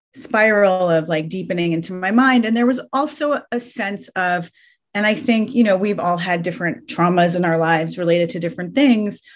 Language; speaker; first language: English; early bilingual, other home language; Persian